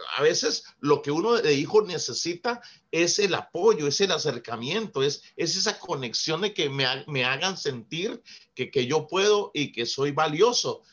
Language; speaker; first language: Spanish; native; Spanish